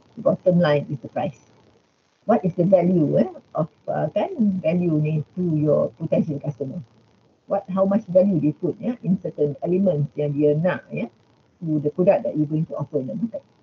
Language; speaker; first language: English; non-native, local second language; Malay